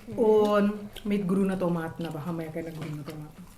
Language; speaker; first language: German; non-native, learner; Indonesian